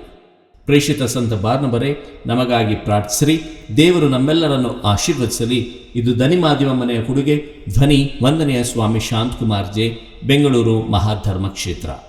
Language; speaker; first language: Kannada; native; Kannada